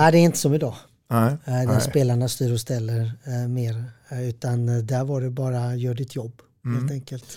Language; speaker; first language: Swedish; early bilingual, other home language; Serbian